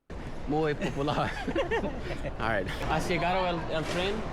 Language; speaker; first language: Spanish; non-native, learner; English